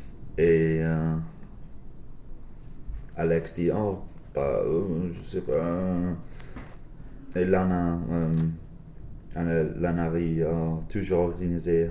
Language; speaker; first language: French; non-native, learner; English